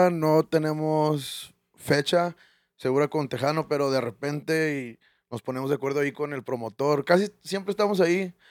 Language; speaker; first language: Spanish; early bilingual, heritage; Spanish